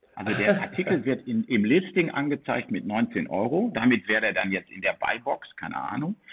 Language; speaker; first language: German; early bilingual, heritage; Dutch